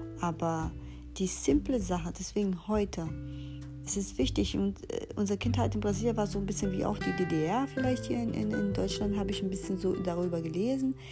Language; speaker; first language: German; non-native, fluent; Portuguese